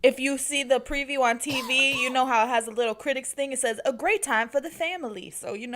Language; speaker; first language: English; native; English